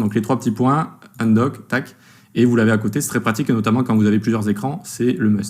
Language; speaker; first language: French; native; French